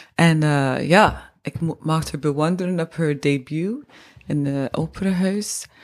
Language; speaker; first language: Dutch; non-native, fluent; English